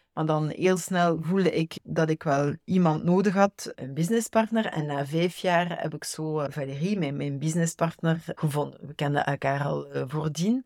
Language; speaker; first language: Dutch; native; Dutch